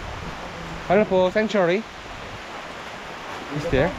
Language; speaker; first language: English; non-native, learner; Korean